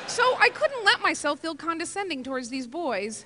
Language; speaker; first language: English; native; English